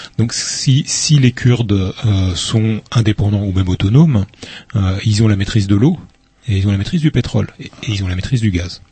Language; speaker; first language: French; native; French